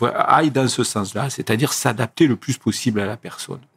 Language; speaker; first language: French; native; French